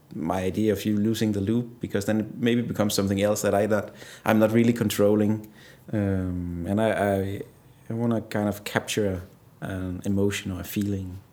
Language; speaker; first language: English; non-native, fluent; Danish